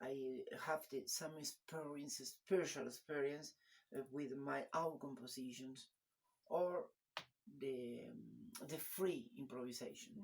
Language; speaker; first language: English; non-native, learner; Spanish